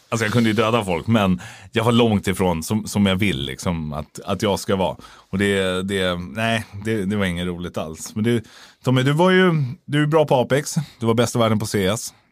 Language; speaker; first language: Swedish; native; Swedish